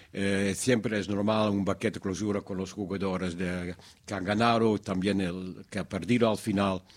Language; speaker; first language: Spanish; non-native, fluent; Dutch